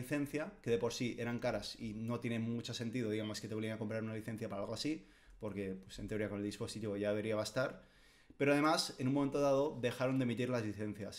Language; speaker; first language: Spanish; native; Spanish